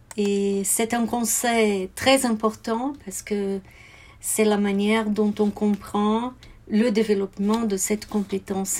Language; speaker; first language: French; non-native, fluent; Portuguese